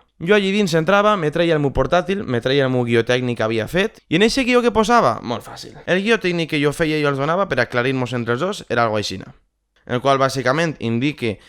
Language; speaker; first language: Catalan; native; Catalan